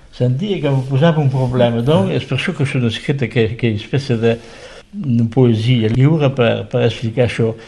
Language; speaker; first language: Catalan; native; Catalan